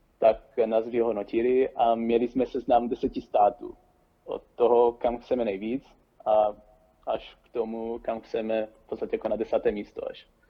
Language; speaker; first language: Czech; non-native, fluent; Italian